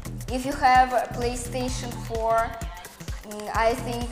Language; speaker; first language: English; non-native, learner; Russian